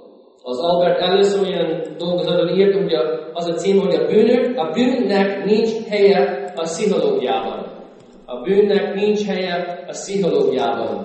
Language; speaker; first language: Hungarian; non-native, fluent; English